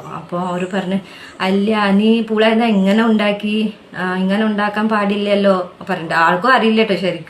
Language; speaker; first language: Malayalam; non-native, local second language; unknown